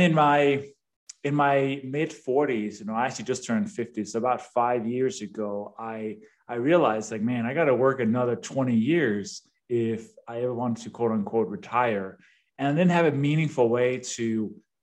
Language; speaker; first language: English; non-native, fluent; Danish